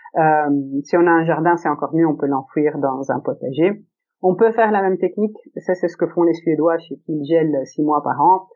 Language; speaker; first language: French; early bilingual, other home language; Italian